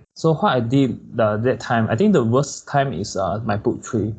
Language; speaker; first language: English; non-native, local second language; Chinese